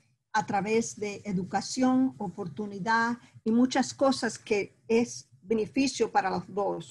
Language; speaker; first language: Spanish; early bilingual, heritage; Spanish